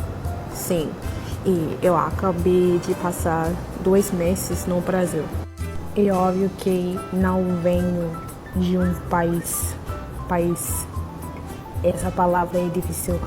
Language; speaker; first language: Portuguese; non-native, learner; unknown